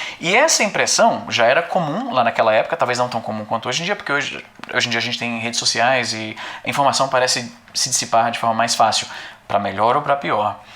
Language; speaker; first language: Portuguese; native; Portuguese